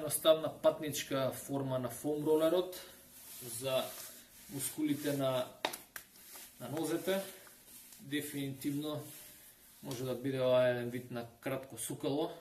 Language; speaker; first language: Macedonian; native; Macedonian